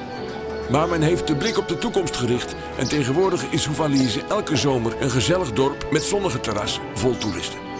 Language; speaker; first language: Dutch; native; Dutch